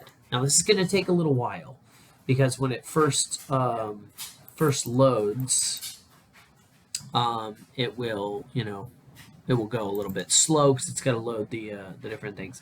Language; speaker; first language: English; native; English